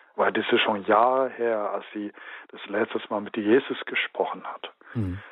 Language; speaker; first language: German; non-native, fluent; Chinese